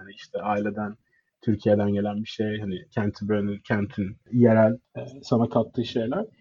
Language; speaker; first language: Turkish; native; Turkish